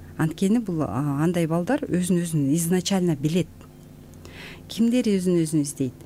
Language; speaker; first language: Kyrgyz; native; Kyrgyz